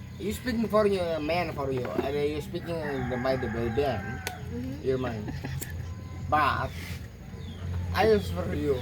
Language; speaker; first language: English; non-native, learner; Indonesian